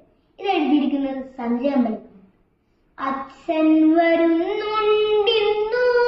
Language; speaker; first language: Malayalam; native; Malayalam